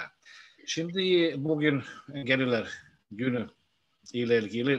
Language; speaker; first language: Turkish; non-native, fluent; Bosnian